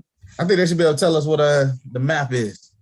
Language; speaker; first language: English; native; English